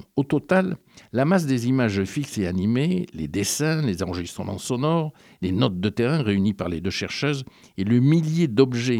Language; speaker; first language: French; native; French